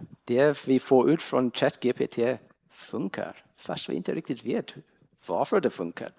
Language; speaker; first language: Swedish; non-native, fluent; English